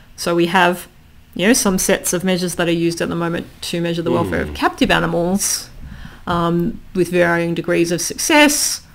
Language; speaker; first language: English; native; English